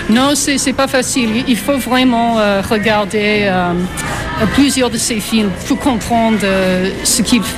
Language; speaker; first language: French; non-native, fluent; English